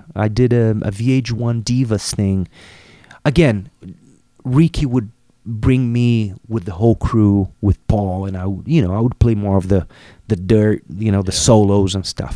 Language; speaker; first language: English; non-native, fluent; Portuguese